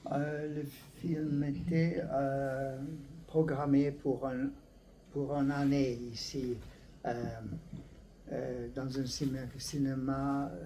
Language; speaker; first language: French; non-native, learner; Hungarian